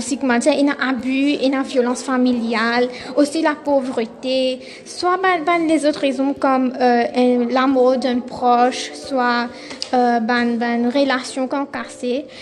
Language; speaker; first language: French; non-native, local second language; Morisyen